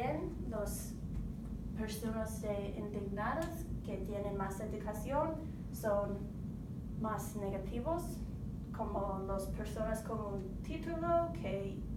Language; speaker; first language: Spanish; non-native, learner; English